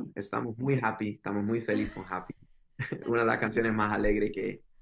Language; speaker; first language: Spanish; early bilingual, heritage; Spanish